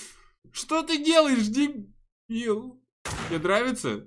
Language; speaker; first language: Russian; native; Russian